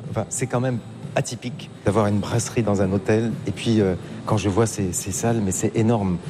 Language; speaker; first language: French; native; French